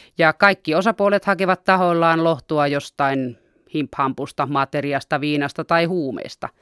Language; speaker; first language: Finnish; native; Finnish